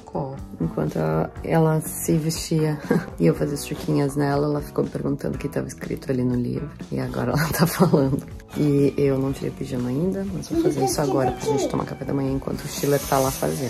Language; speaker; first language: Portuguese; native; Portuguese